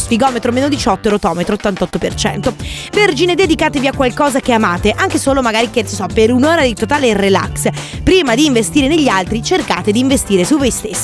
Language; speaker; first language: Italian; native; Italian